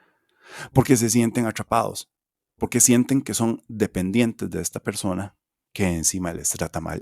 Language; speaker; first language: Spanish; native; Spanish